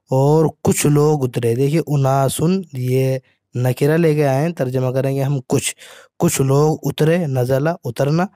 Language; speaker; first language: Urdu; native; Urdu